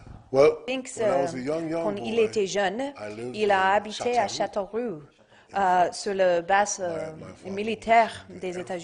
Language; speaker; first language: French; non-native, learner; English